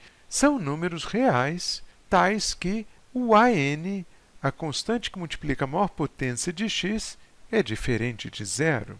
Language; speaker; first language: Portuguese; native; Portuguese